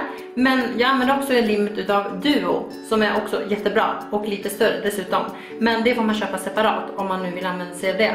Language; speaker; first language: Swedish; native; Swedish